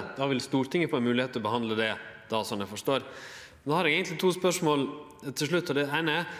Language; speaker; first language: Norwegian; native; Norwegian